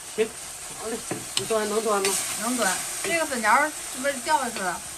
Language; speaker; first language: Chinese; native; Chinese